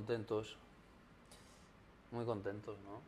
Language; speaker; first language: Spanish; early bilingual, other home language; Arabic